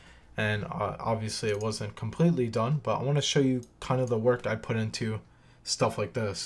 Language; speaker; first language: English; native; English